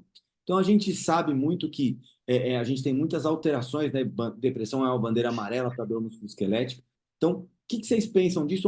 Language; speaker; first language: Portuguese; native; Portuguese